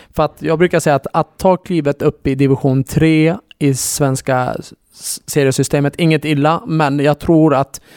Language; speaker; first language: Swedish; early bilingual, other home language; Kurdish